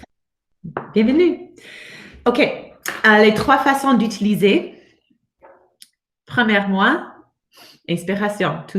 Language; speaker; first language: French; non-native, learner; English